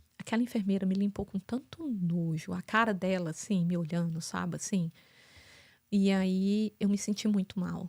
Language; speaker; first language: Portuguese; native; Portuguese